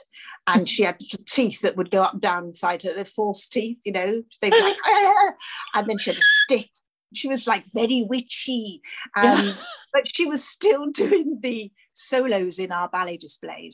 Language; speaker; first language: English; native; English